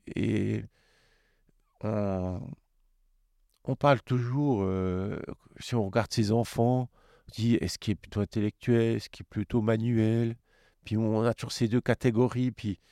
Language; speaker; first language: French; native; French